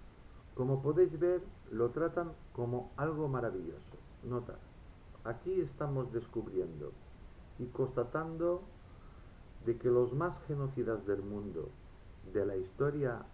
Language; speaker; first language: Spanish; native; Spanish